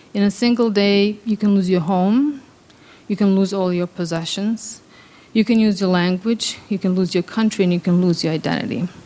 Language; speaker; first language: English; early bilingual, other home language; Serbian